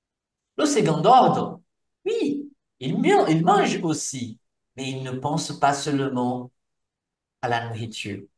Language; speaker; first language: French; non-native, fluent; Portuguese